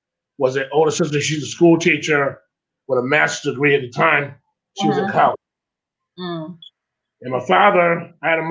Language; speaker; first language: English; native; English